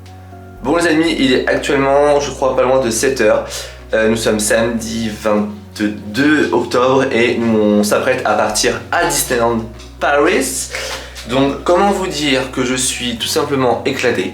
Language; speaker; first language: French; native; French